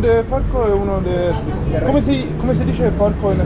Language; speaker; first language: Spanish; non-native, learner; Italian